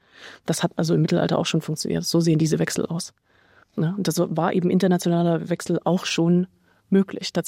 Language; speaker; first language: German; native; German